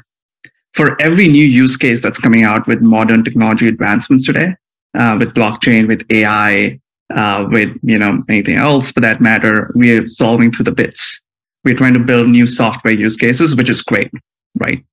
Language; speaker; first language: English; non-native, local second language; Hindi